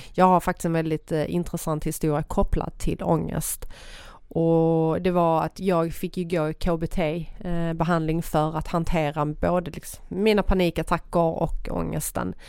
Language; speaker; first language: Swedish; early bilingual, other home language; Persian